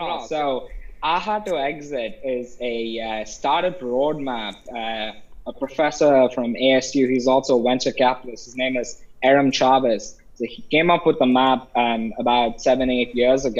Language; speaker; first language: English; non-native, local second language; Tamil